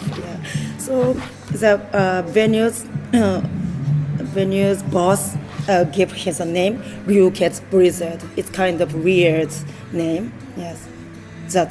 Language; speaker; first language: English; non-native, learner; Japanese